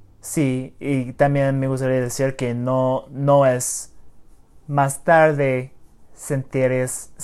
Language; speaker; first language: Spanish; early bilingual, heritage; English